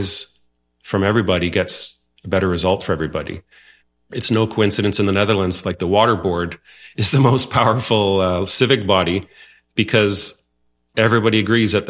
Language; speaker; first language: English; non-native, fluent; Dutch